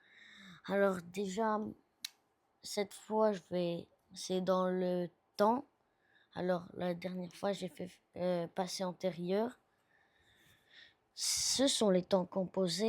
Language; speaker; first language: French; non-native, learner; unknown